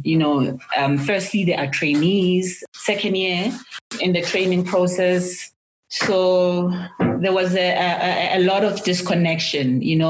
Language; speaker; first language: English; non-native, local second language; Zulu